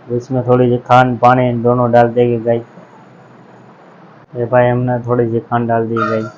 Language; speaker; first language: Hindi; non-native, local second language; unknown